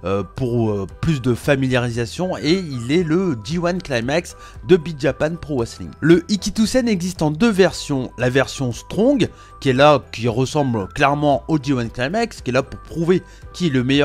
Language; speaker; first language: French; native; French